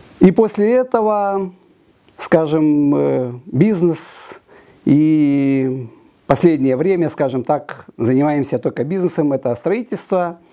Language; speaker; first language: Russian; non-native, local second language; Romanian